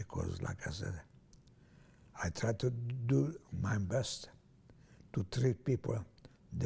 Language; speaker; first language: English; non-native, fluent; Romanian